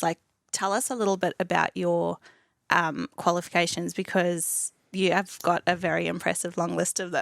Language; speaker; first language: English; native; English